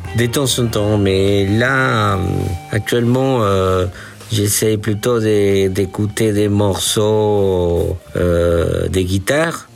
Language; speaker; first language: French; non-native, fluent; Spanish